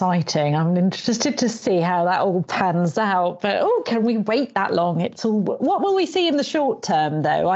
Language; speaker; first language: English; native; English